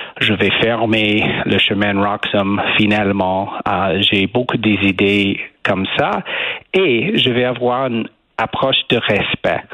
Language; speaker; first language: French; non-native, learner; English